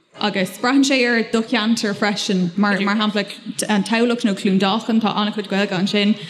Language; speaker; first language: Irish; non-native, local second language; English